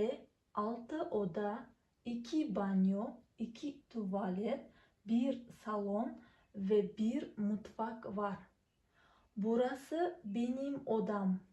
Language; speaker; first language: Turkish; non-native, fluent; Kazakh